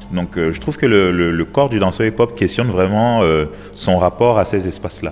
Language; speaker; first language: French; non-native, local second language; Basaa